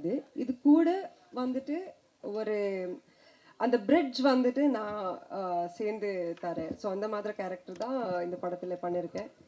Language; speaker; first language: Tamil; non-native, fluent; Kannada